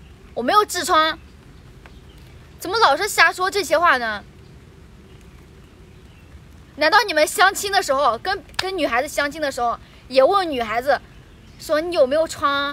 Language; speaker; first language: Chinese; native; Chinese